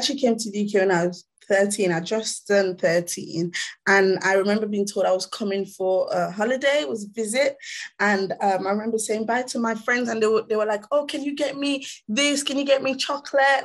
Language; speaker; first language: English; non-native, local second language; Krio